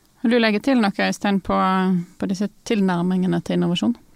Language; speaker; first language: Norwegian; native; Norwegian